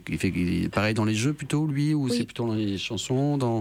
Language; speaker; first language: French; native; French